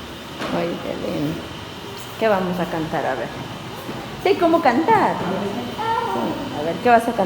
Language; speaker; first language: Spanish; native; Spanish